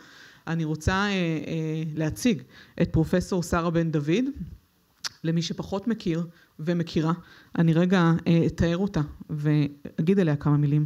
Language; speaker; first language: Hebrew; native; Hebrew